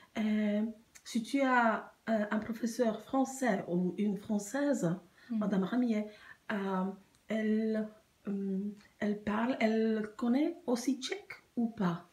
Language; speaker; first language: French; non-native, learner; Czech